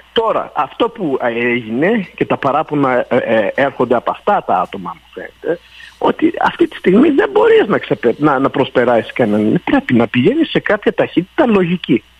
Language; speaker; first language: Greek; early bilingual, heritage; Greek